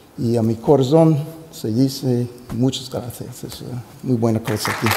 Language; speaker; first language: Spanish; non-native, learner; English